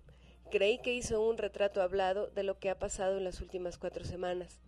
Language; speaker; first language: Spanish; native; Spanish